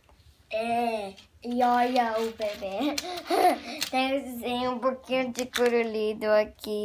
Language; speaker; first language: Portuguese; early bilingual, heritage; Portuguese